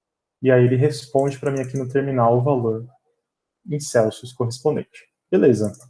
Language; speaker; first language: Portuguese; native; Portuguese